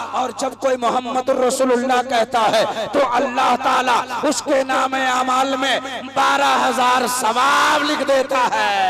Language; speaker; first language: Hindi; native; Hindi